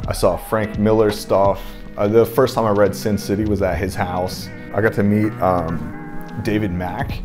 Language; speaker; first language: English; native; English